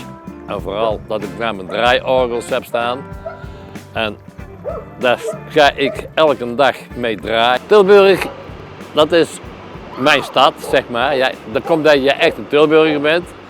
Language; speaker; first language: Dutch; native; Dutch